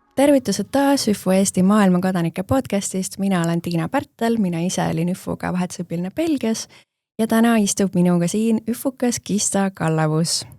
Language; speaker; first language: Estonian; native; Estonian